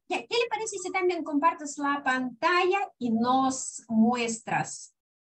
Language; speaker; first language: Spanish; non-native, fluent; Russian